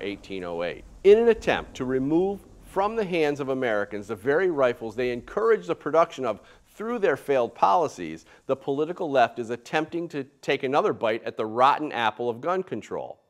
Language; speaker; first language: English; native; English